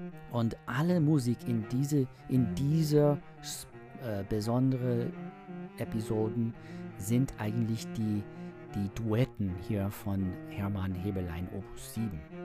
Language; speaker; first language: German; non-native, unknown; English